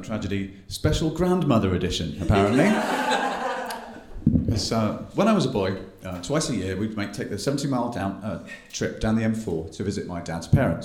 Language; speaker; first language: English; native; English